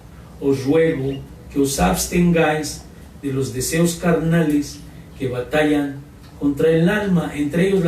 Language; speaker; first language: Spanish; native; Spanish